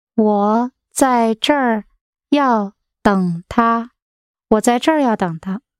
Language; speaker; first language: Chinese; non-native, learner; English